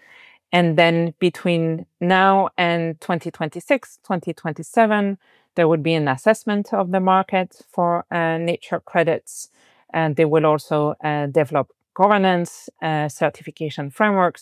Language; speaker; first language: English; non-native, fluent; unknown